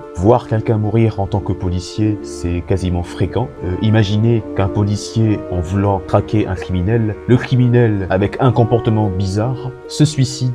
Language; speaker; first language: French; native; French